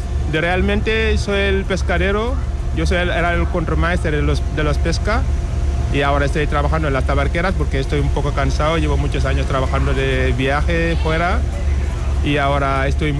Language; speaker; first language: Spanish; non-native, learner; Wolof